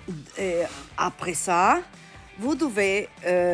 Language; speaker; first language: French; non-native, learner; Italian